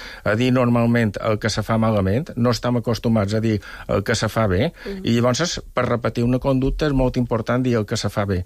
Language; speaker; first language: Catalan; native; Catalan